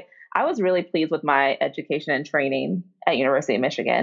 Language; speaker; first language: English; native; English